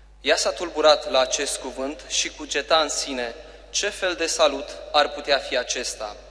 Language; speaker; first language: Romanian; native; Romanian